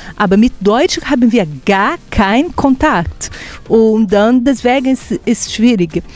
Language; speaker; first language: German; non-native, fluent; Portuguese